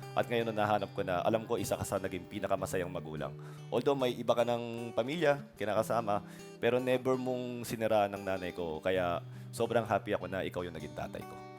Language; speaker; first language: Filipino; native; Filipino